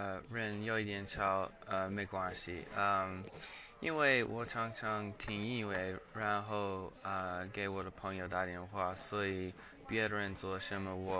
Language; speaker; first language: Chinese; non-native, learner; English